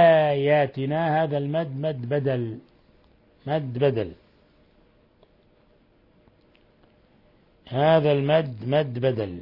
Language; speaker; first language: Arabic; native; Arabic